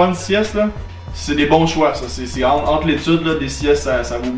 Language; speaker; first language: French; native; French